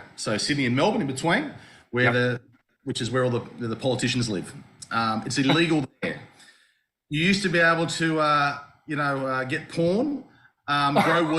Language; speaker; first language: English; native; English